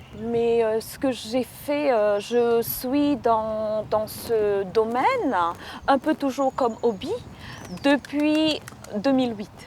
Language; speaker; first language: French; non-native, local second language; Morisyen